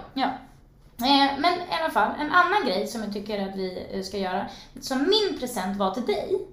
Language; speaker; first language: Swedish; native; Swedish